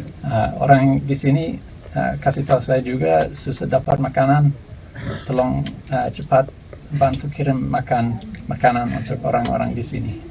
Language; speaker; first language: Indonesian; non-native, learner; English